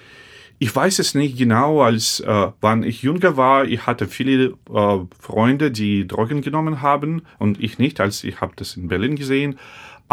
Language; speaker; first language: German; non-native, fluent; Russian